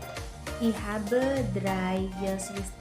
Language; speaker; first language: German; non-native, learner; Indonesian